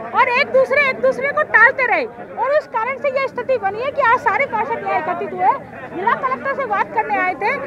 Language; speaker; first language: Hindi; native; Hindi